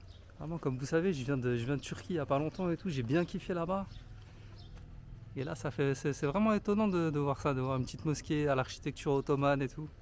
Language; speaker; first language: French; native; French